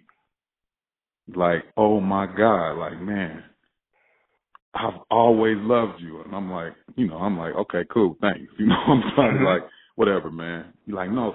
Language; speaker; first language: English; native; English